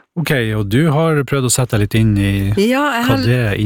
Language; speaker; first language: Norwegian; native; Norwegian